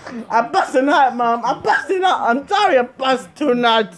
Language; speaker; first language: English; early bilingual, other home language; Spanish